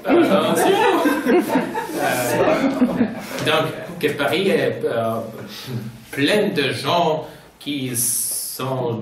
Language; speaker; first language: French; non-native, fluent; Polish